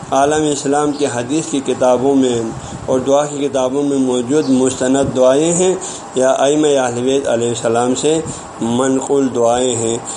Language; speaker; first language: Urdu; non-native, local second language; Balti